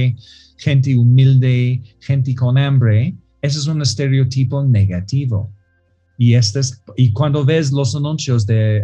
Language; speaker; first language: Spanish; non-native, fluent; English